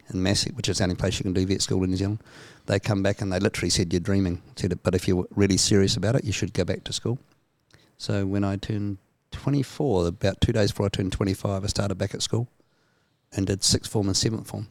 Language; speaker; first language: English; native; English